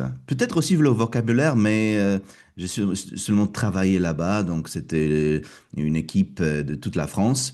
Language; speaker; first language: French; non-native, fluent; Russian